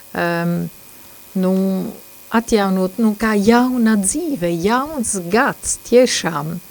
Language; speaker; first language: Latvian; non-native, fluent; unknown